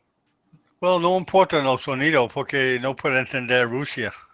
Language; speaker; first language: Spanish; non-native, learner; English